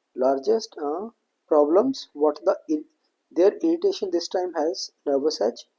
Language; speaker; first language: English; non-native, local second language; Punjabi